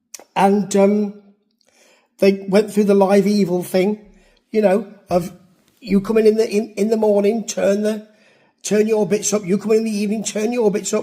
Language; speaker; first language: English; native; English